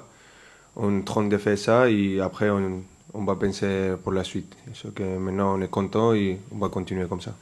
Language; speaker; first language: French; non-native, fluent; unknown